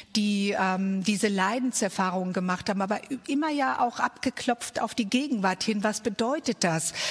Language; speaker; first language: German; early bilingual, other home language; Croatian